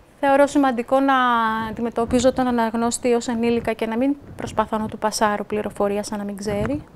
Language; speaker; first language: Greek; native; Greek